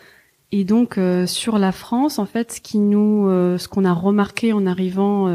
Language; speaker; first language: French; native; French